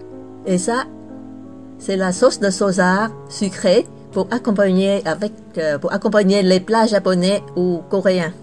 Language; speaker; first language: French; non-native, fluent; Vietnamese